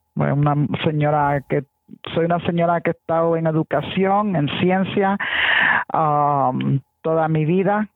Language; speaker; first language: Spanish; early bilingual, heritage; Spanish